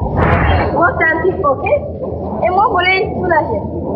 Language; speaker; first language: French; non-native, learner; Romanian